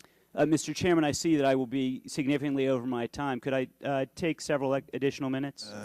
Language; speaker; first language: English; native; English